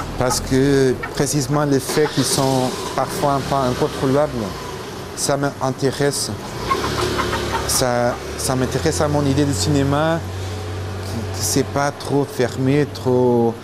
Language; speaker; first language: French; non-native, fluent; Portuguese